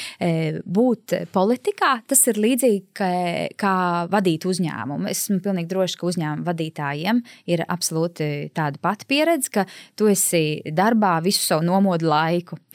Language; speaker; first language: Latvian; native; Latvian